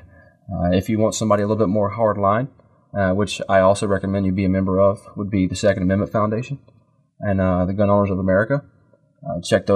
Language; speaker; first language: English; native; English